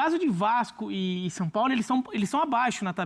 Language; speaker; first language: Portuguese; native; Portuguese